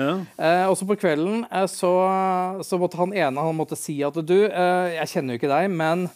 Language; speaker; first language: Norwegian; native; Norwegian